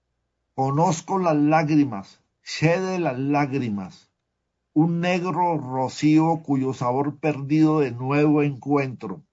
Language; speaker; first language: Spanish; native; Spanish